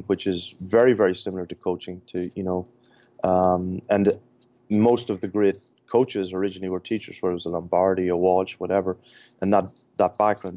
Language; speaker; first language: English; native; English